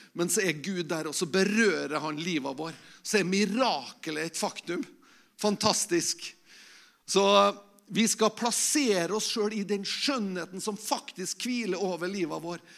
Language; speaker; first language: Norwegian; native; Norwegian